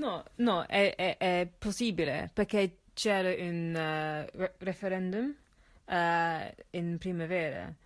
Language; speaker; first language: Italian; non-native, learner; English